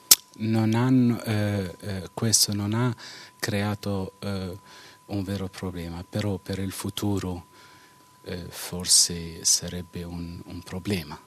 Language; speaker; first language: Italian; non-native, fluent; Arabic